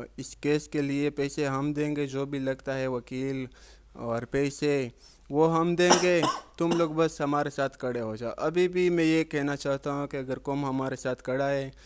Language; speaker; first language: Urdu; non-native, local second language; Pashto